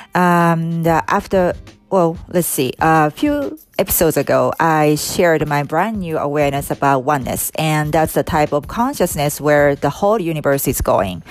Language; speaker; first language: English; non-native, fluent; Japanese